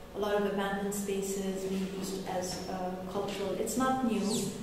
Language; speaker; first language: English; non-native, local second language; Arabic